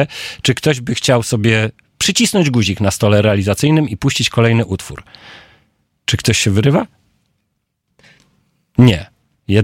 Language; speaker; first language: Polish; native; Polish